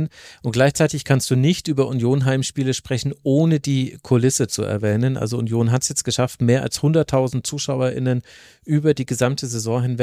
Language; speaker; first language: German; native; German